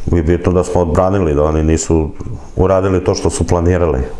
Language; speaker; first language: Serbian; native; Serbian